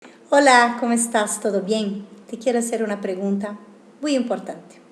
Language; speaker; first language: Spanish; non-native, fluent; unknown